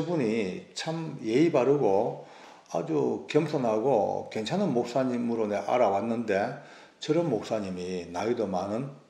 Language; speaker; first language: Korean; native; Korean